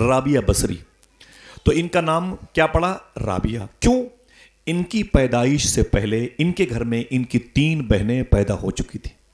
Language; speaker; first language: Urdu; native; Urdu